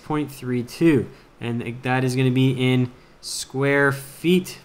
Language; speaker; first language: English; native; English